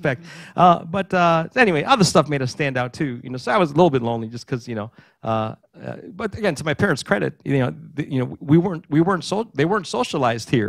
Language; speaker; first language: English; early bilingual, other home language; Greek